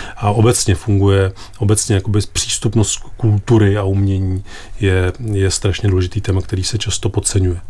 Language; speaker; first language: Czech; native; Czech